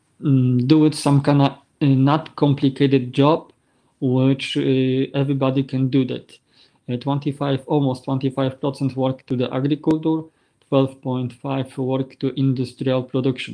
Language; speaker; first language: English; non-native, learner; Polish